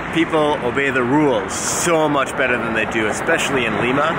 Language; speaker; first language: English; native; English